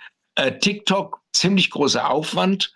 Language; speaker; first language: German; native; German